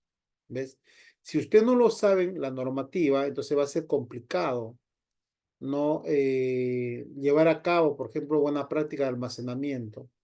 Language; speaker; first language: Spanish; native; Spanish